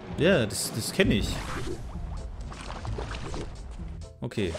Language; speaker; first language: German; native; German